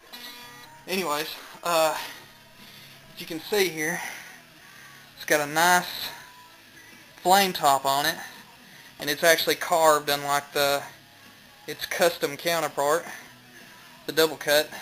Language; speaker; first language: English; native; English